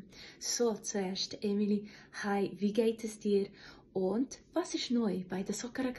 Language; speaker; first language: German; non-native, fluent; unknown